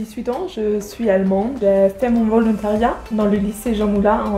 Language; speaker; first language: French; non-native, fluent; German